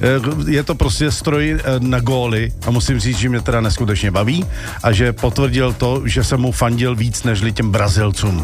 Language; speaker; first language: Czech; native; Czech